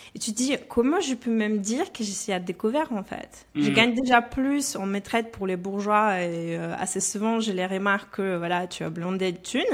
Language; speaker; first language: French; non-native, fluent; Russian